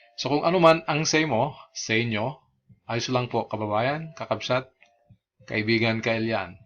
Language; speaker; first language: Filipino; non-native, local second language; Iloko